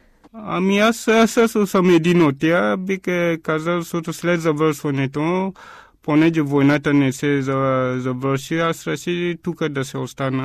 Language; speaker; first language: Bulgarian; non-native, fluent; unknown